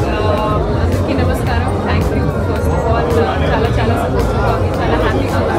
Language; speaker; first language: Telugu; non-native, learner; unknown